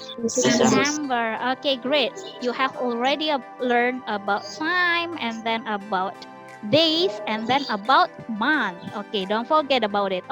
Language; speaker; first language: English; non-native, fluent; Indonesian